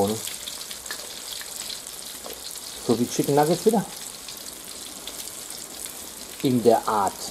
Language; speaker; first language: German; native; German